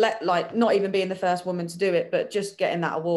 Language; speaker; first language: English; native; English